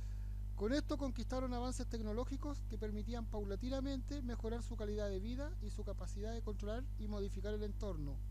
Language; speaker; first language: Spanish; native; Spanish